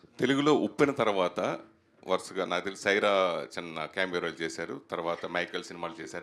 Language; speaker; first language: Telugu; native; Telugu